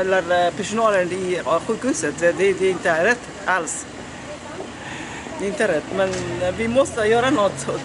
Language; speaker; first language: Swedish; non-native, local second language; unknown